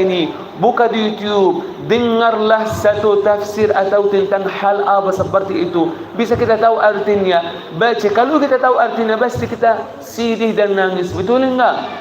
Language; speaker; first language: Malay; non-native, fluent; Arabic